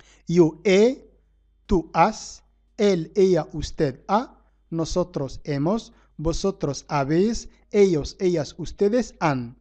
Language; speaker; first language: Spanish; non-native, fluent; Arabic